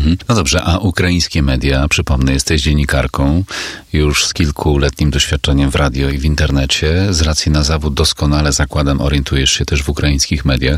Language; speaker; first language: Polish; native; Polish